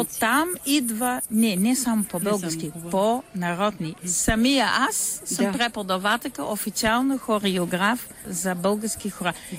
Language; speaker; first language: Bulgarian; non-native, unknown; Dutch